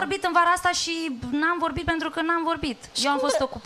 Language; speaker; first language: Romanian; native; Romanian